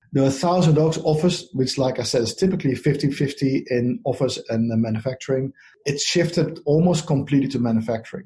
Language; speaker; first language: English; non-native, fluent; Dutch